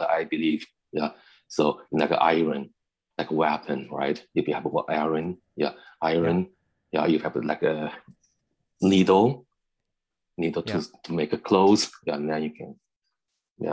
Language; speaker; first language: English; non-native, learner; Chinese